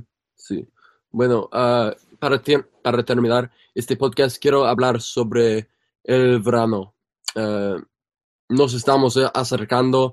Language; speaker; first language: Spanish; non-native, fluent; English